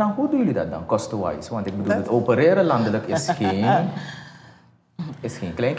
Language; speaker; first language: Dutch; native; Dutch